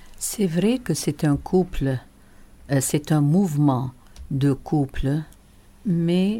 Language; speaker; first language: French; non-native, local second language; Arabic